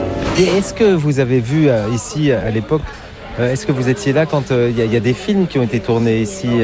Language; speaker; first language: French; native; French